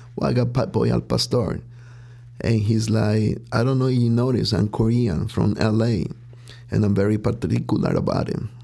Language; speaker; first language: English; non-native, fluent; Spanish